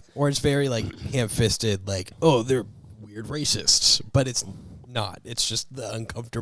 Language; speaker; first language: English; native; English